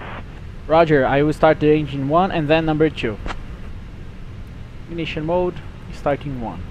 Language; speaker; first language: English; non-native, fluent; Portuguese